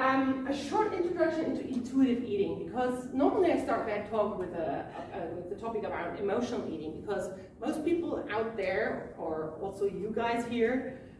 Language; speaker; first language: English; non-native, fluent; German